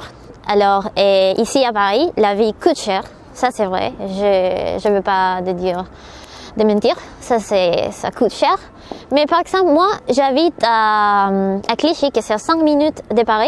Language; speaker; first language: French; non-native, learner; Spanish